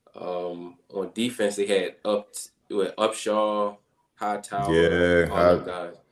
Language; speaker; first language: English; native; English